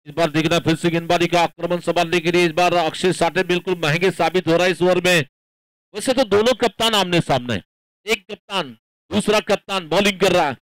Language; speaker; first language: Hindi; non-native, local second language; Marathi